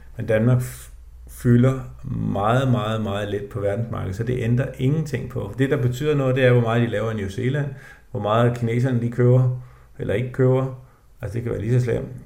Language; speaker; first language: Danish; native; Danish